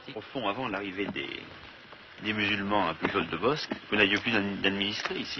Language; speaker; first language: French; native; French